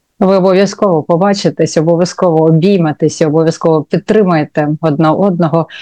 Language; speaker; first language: Ukrainian; native; Ukrainian